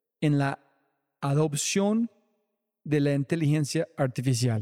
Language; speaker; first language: Spanish; non-native, fluent; English